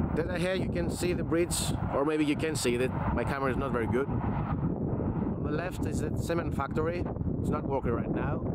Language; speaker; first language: English; non-native, fluent; Greek